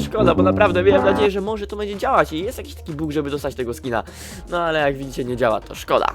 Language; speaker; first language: Polish; native; Polish